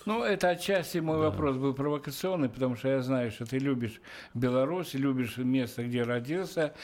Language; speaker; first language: Russian; native; Russian